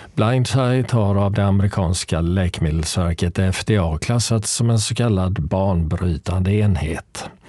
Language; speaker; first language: Swedish; native; Swedish